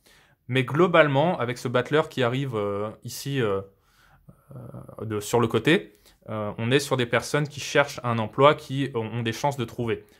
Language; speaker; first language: French; native; French